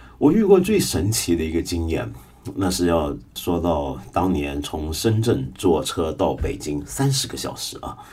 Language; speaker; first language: Chinese; non-native, local second language; Cantonese